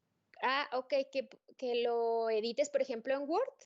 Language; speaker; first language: Spanish; native; Spanish